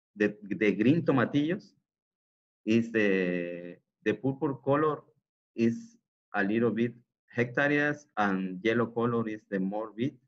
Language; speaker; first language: English; non-native, learner; Spanish